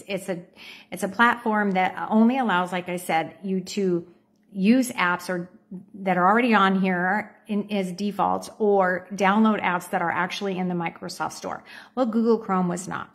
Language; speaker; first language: English; native; English